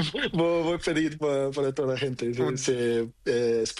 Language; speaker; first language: Spanish; non-native, learner; Portuguese